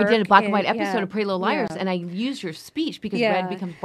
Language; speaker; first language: English; native; English